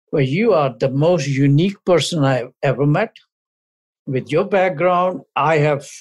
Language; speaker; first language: English; non-native, local second language; Punjabi